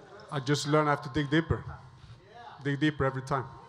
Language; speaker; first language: English; non-native, fluent; Swedish